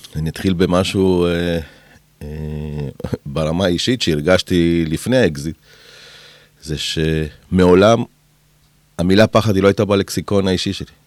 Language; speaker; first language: Hebrew; early bilingual, other home language; Spanish